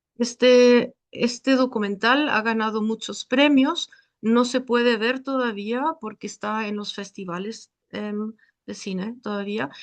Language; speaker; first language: Spanish; non-native, fluent; German